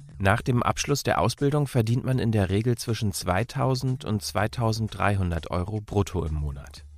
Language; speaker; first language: German; native; German